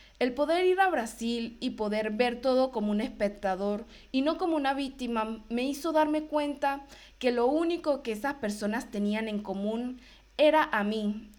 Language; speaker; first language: Spanish; native; Spanish